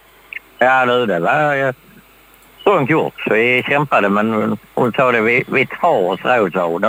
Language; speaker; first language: Swedish; native; Swedish